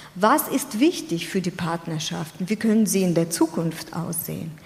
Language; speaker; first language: German; non-native, fluent; Ukrainian